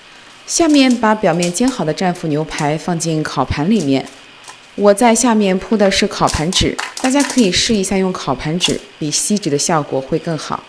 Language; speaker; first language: Chinese; native; Chinese